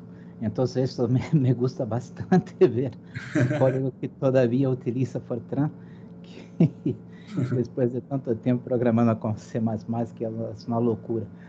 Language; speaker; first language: Spanish; non-native, fluent; Portuguese